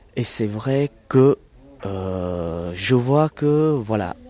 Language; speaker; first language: French; early bilingual, other home language; Vietnamese